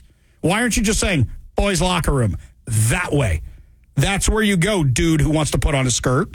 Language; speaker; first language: English; native; English